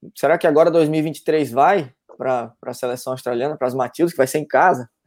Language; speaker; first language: Portuguese; native; Portuguese